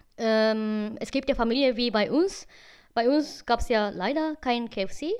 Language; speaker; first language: German; non-native, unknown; Japanese